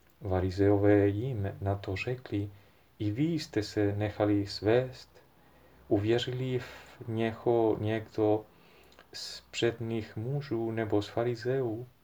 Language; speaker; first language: Czech; non-native, fluent; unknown